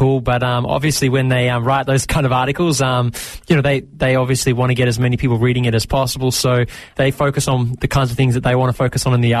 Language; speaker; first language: English; native; English